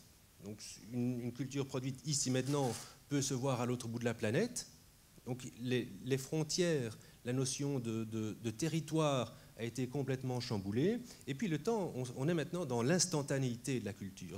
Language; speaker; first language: French; native; French